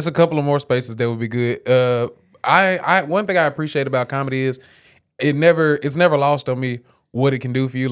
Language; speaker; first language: English; native; English